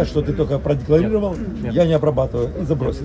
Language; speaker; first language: Russian; native; Russian